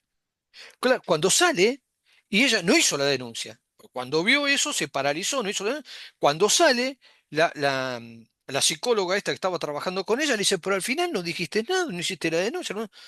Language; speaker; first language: Spanish; native; Spanish